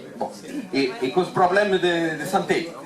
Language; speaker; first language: French; non-native, learner; Portuguese